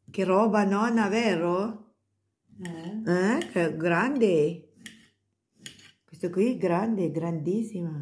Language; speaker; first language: Italian; non-native, learner; Filipino